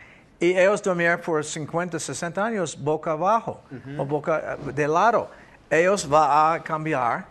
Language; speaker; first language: Spanish; non-native, fluent; English